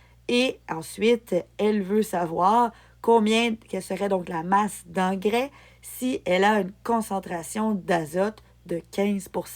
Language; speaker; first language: French; native; French